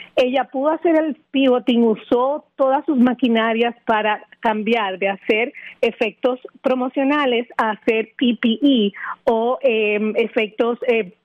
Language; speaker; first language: Spanish; native; Spanish